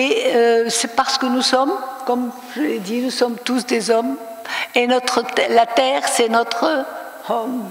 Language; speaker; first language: French; non-native, local second language; Arabic